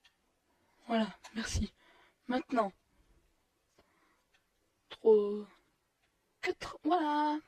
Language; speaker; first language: French; native; French